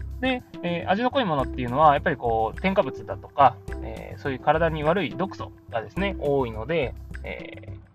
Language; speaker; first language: Japanese; native; Japanese